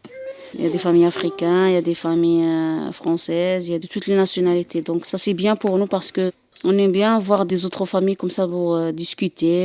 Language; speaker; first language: French; non-native, fluent; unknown